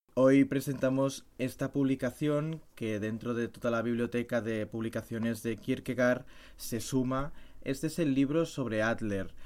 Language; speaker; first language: Spanish; non-native, local second language; Catalan